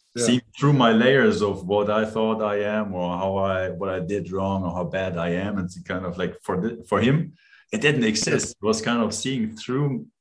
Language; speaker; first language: English; non-native, fluent; German